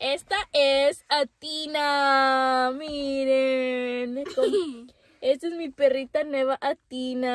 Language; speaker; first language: Spanish; early bilingual, heritage; Spanish